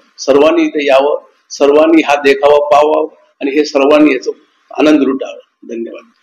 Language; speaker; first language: Marathi; non-native, local second language; Lambadi